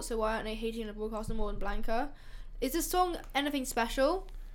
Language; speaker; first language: English; native; English